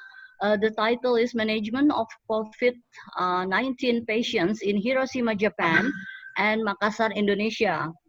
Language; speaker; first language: English; non-native, fluent; Indonesian